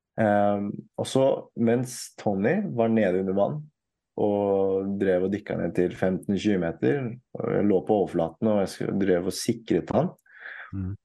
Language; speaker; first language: Norwegian; early bilingual, other home language; Filipino